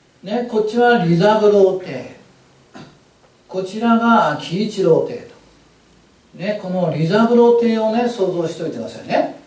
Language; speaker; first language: Japanese; native; Japanese